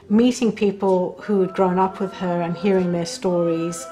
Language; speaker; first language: English; native; English